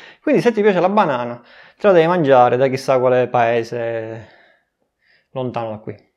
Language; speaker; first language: Italian; native; Italian